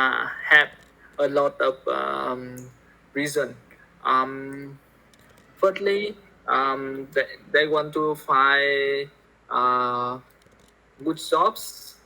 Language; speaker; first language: English; non-native, learner; Vietnamese